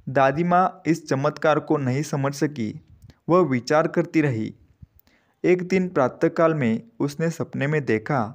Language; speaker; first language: Hindi; non-native, local second language; Marathi